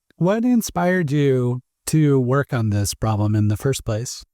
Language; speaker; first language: English; native; English